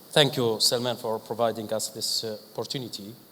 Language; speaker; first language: English; non-native, fluent; Arabic